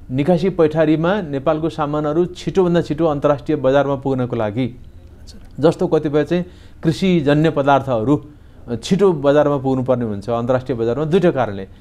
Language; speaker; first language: Nepali; native; Nepali